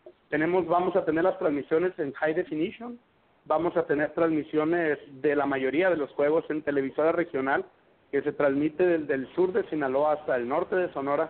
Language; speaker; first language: Spanish; native; Spanish